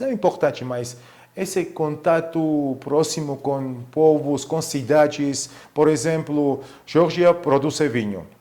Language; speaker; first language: Portuguese; non-native, fluent; Georgian